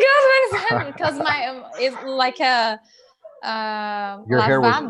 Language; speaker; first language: English; non-native, learner; Portuguese